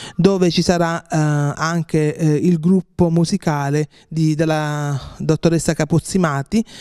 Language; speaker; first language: Italian; native; Italian